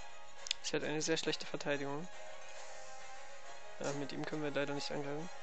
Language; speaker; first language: German; native; German